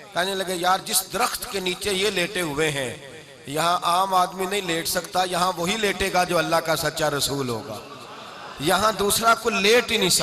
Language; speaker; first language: Hindi; non-native, local second language; Punjabi